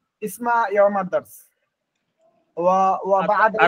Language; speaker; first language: Arabic; non-native, learner; Bangla